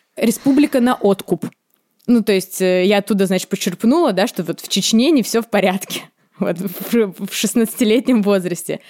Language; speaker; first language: Russian; native; Russian